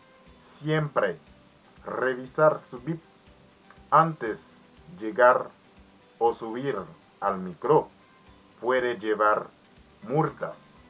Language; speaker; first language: Spanish; non-native, learner; Haitian Creole